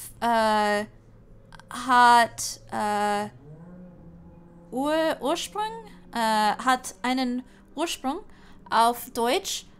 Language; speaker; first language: German; non-native, learner; English